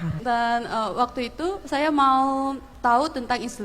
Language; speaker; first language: Indonesian; non-native, fluent; Korean